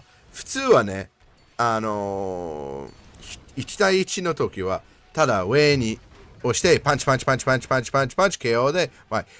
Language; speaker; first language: Japanese; non-native, learner; English